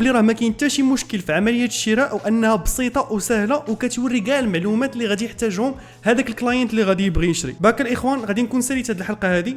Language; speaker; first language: Arabic; native; Arabic